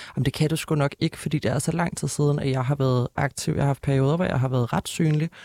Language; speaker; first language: Danish; native; Danish